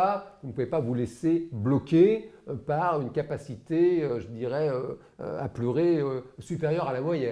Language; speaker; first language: French; native; French